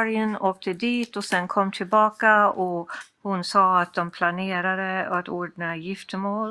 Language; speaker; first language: Swedish; non-native, fluent; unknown